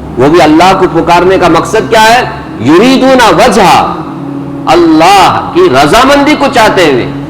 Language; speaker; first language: Urdu; native; Urdu